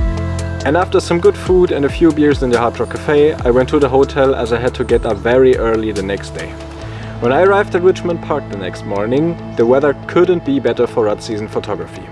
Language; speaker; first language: English; non-native, fluent; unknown